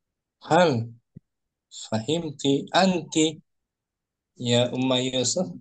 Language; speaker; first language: Arabic; non-native, fluent; Indonesian